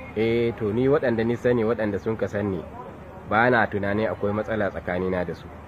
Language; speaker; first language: Hausa; native; Hausa